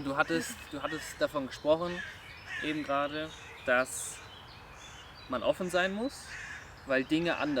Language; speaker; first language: German; native; German